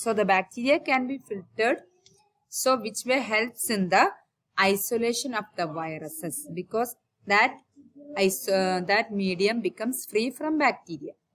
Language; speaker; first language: English; non-native, local second language; Malayalam